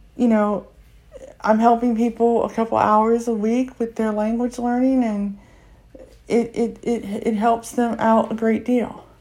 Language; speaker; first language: English; native; English